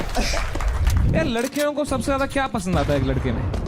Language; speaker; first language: Hindi; native; Hindi